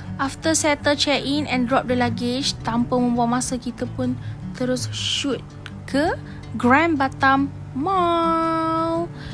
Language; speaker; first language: Malay; native; Malay